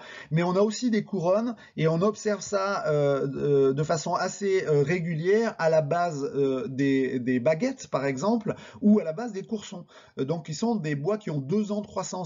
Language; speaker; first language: French; native; French